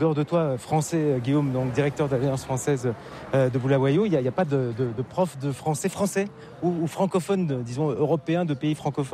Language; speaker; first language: French; native; French